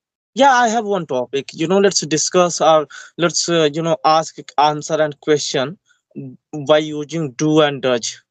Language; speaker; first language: English; non-native, learner; Hindi